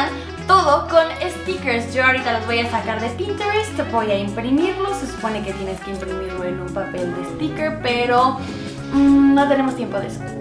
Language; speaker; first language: Spanish; native; Spanish